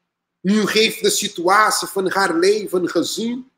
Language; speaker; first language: Dutch; non-native, learner; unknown